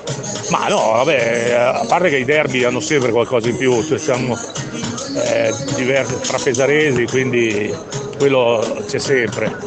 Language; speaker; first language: Italian; native; Italian